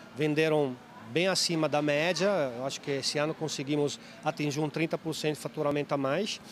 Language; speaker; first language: Portuguese; non-native, fluent; Italian